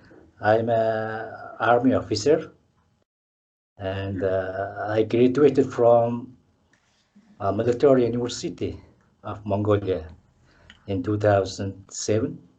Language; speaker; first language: English; non-native, learner; Mongolian